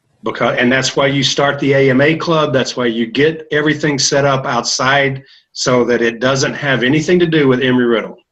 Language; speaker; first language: English; native; English